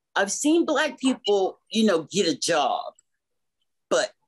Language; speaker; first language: English; native; English